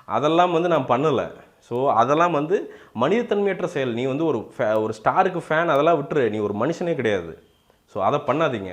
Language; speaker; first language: Tamil; native; Tamil